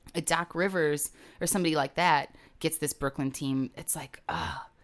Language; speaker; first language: English; native; English